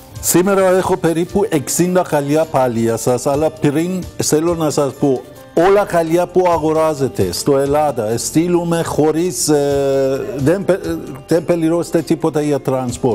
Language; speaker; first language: Greek; non-native, learner; Persian